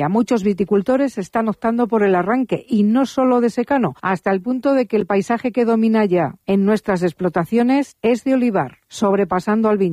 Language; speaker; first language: Spanish; native; Spanish